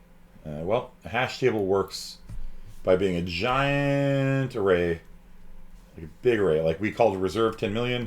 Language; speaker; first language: English; native; English